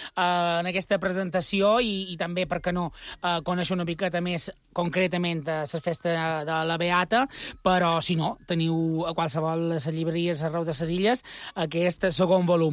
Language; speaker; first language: Catalan; native; Catalan